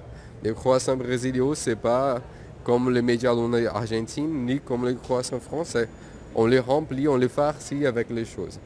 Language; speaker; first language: French; non-native, fluent; Portuguese